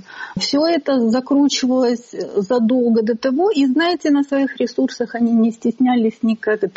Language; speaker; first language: Russian; native; Russian